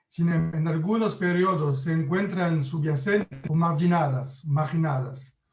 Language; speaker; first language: Spanish; non-native, learner; French